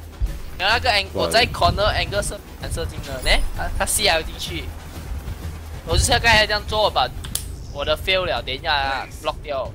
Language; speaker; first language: Chinese; native; Chinese